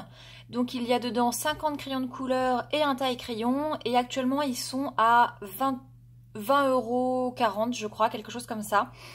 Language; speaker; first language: French; native; French